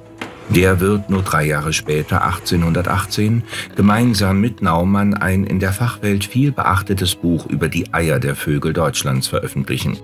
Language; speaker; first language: German; native; German